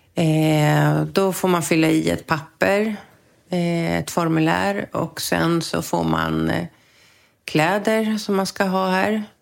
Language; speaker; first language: Swedish; native; Swedish